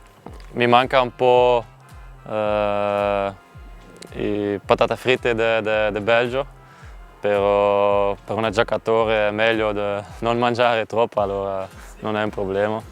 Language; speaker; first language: Italian; non-native, learner; Dutch